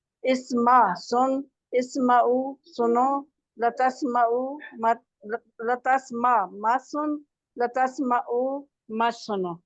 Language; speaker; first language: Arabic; non-native, learner; Urdu